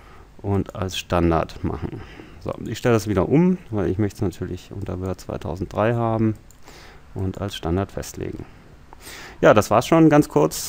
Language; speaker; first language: German; native; German